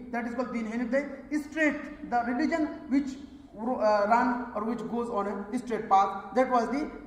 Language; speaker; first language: English; non-native, local second language; Urdu